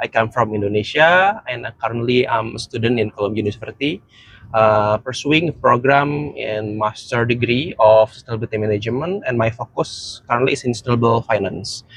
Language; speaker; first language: English; non-native, fluent; Indonesian